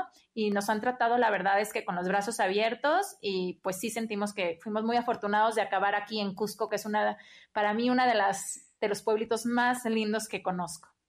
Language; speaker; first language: Spanish; native; Spanish